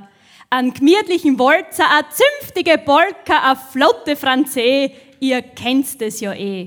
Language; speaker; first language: German; native; German